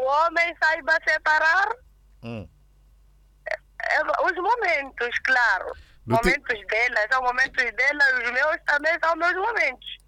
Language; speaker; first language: Portuguese; non-native, local second language; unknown